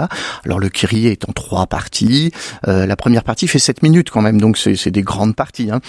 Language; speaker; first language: French; native; French